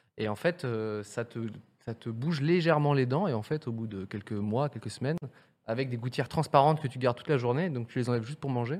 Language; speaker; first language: French; native; French